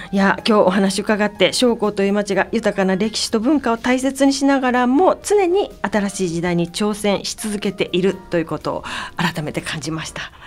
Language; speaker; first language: Japanese; native; Japanese